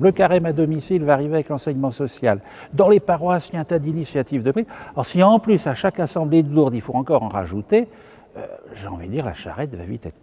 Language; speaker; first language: French; native; French